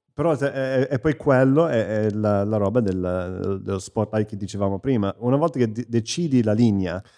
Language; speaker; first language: Italian; native; Italian